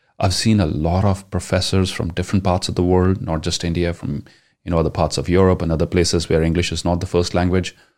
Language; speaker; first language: English; non-native, local second language; Punjabi